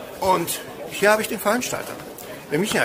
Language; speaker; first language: German; native; German